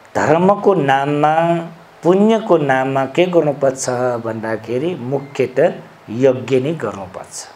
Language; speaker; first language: Nepali; non-native, local second language; Newari